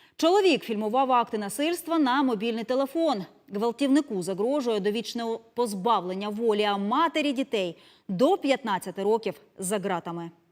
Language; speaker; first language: Ukrainian; native; Ukrainian